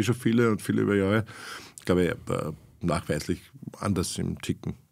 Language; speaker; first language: German; native; German